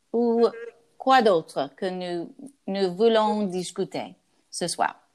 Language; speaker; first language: French; non-native, learner; English